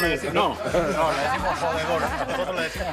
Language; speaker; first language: Spanish; native; Spanish